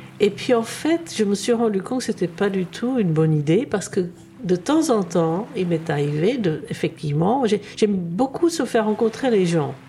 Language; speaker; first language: French; early bilingual, other home language; Czech